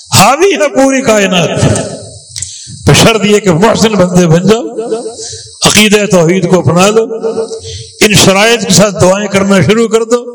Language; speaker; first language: Urdu; native; Urdu